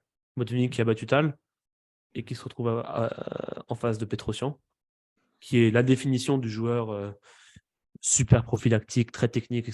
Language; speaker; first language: French; native; French